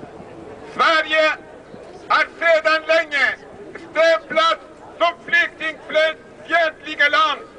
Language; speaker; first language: Swedish; non-native, fluent; Persian